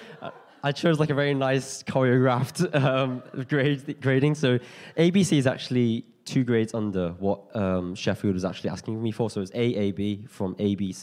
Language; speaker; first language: English; native; English